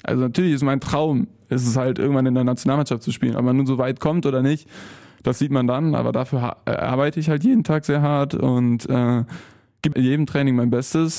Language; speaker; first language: German; native; German